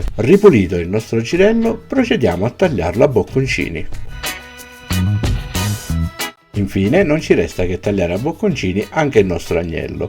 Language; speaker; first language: Italian; native; Italian